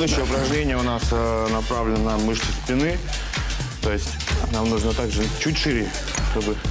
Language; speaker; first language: Russian; native; Russian